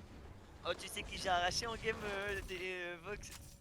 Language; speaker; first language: French; native; French